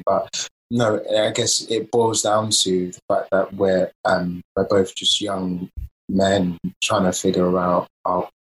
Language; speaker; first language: English; native; English